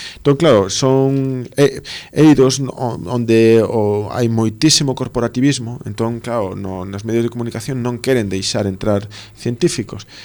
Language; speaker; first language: Galician; non-native, local second language; Spanish